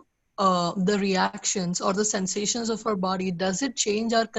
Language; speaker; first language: English; non-native, local second language; Hindi